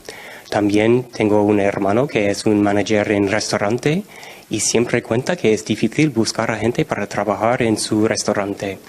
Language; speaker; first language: Spanish; non-native, fluent; English